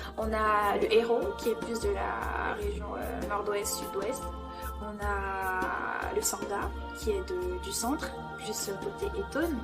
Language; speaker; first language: French; native; French